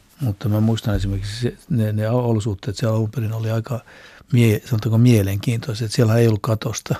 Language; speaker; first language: Finnish; non-native, local second language; Swedish